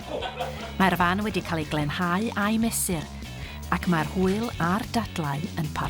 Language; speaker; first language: Welsh; native; Welsh